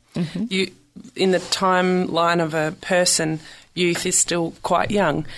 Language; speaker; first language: English; native; English